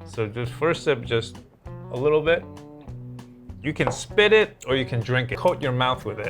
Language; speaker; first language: English; early bilingual, other home language; Korean